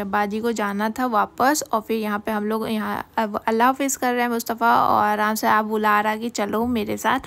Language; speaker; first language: Hindi; native; Hindi